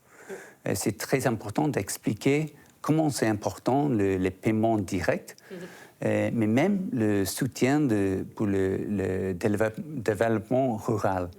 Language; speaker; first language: French; non-native, fluent; English